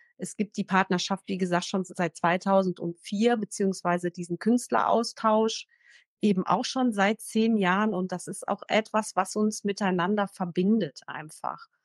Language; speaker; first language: German; native; German